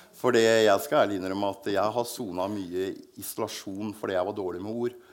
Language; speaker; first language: Norwegian; native; Norwegian